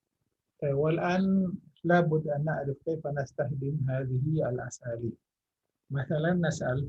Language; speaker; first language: Arabic; non-native, fluent; Indonesian